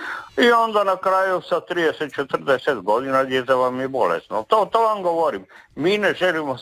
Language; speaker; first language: Serbian; native; Serbian